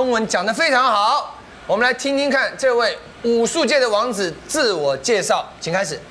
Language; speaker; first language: Chinese; native; Chinese